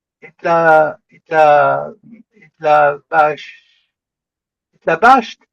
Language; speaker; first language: Hebrew; non-native, learner; French